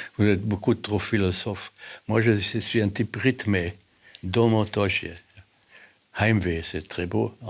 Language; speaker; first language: French; non-native, fluent; German